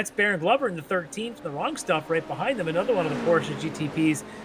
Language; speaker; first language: English; native; English